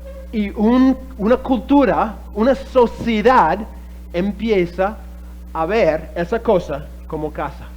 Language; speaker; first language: Spanish; non-native, fluent; English